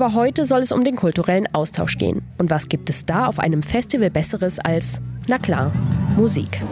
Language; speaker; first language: German; native; German